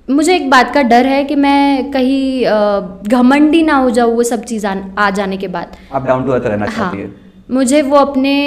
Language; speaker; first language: Hindi; non-native, local second language; Marathi